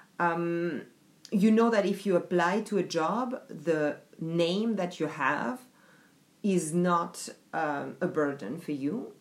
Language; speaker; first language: English; non-native, fluent; French